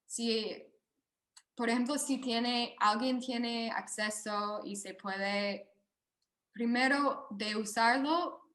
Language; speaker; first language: Spanish; non-native, fluent; English